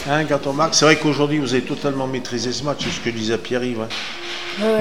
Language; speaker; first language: French; native; French